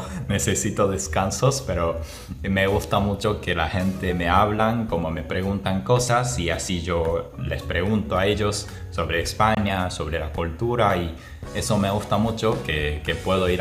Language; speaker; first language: Spanish; non-native, fluent; Japanese